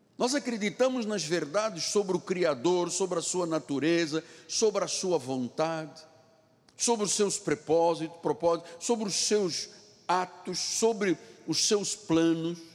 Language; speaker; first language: Portuguese; native; Portuguese